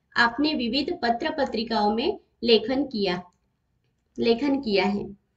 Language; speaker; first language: Hindi; non-native, local second language; Marathi